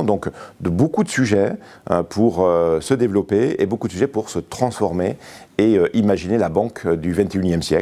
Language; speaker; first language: French; native; French